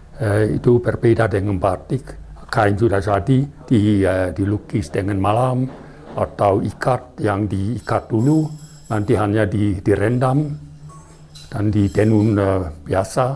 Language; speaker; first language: Indonesian; non-native, fluent; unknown